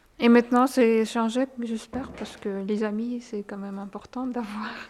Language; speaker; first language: French; non-native, learner; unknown